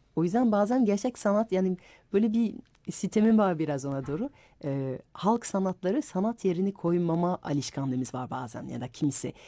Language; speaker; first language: Turkish; non-native, fluent; French